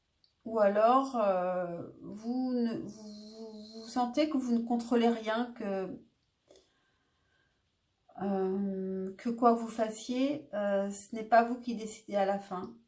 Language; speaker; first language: French; native; French